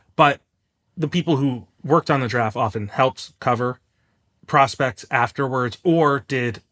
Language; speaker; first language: English; native; English